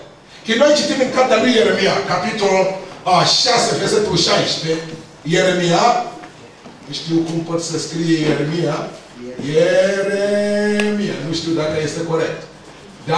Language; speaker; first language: Romanian; non-native, learner; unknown